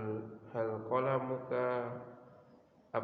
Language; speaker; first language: Arabic; non-native, learner; Indonesian